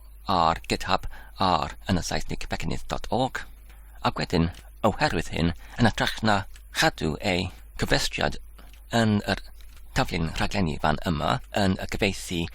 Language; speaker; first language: Welsh; non-native, learner; English